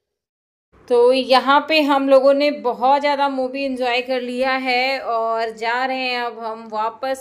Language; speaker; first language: Hindi; native; Hindi